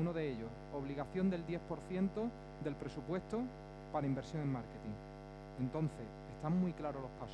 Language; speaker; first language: Spanish; native; Spanish